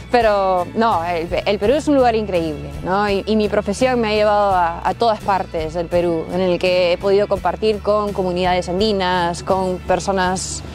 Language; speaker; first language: Spanish; early bilingual, heritage; Spanish